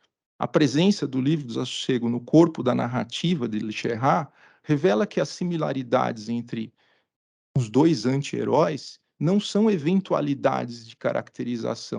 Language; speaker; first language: Portuguese; native; Portuguese